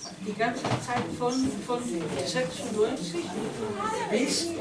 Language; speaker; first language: German; non-native, learner; Spanish